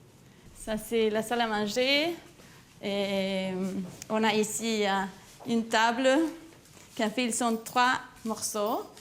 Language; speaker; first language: French; non-native, fluent; Spanish